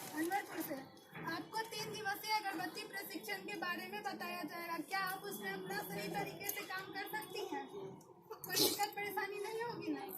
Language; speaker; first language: Hindi; native; Hindi